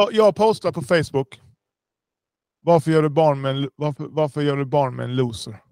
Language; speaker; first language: Swedish; early bilingual, other home language; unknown